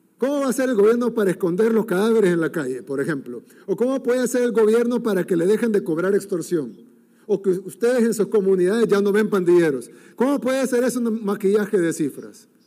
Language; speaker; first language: Spanish; native; Spanish